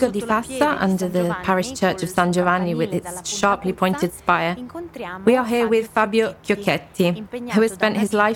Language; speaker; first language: English; non-native, fluent; Ladin